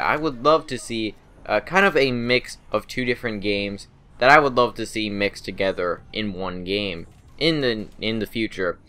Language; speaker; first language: English; native; English